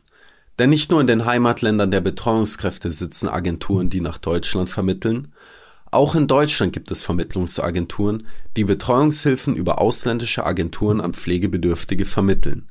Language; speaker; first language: German; native; German